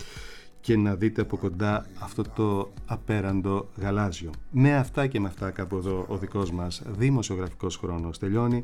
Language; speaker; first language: Greek; native; Greek